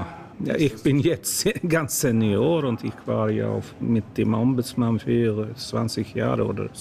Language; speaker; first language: German; non-native, fluent; Swedish